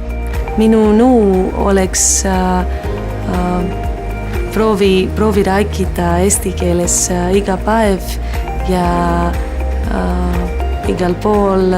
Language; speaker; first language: Estonian; non-native, learner; Greek